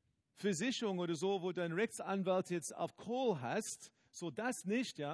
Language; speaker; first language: German; non-native, fluent; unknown